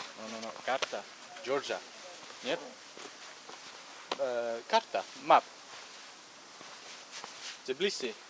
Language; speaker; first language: Russian; non-native, learner; English